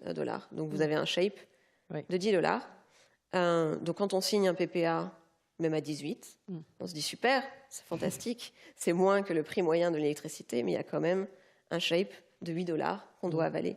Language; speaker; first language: French; native; French